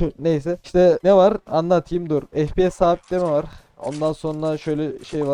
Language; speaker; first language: Turkish; native; Turkish